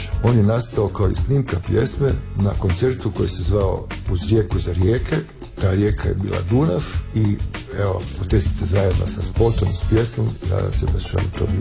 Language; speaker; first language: Serbian; native; Serbian